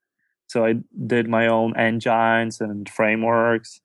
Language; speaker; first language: English; non-native, fluent; Polish